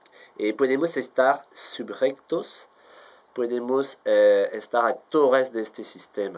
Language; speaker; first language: Spanish; non-native, fluent; French